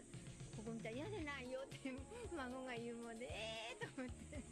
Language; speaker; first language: Japanese; native; Japanese